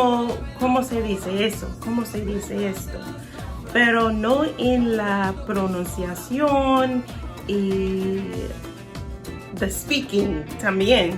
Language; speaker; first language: Spanish; non-native, learner; English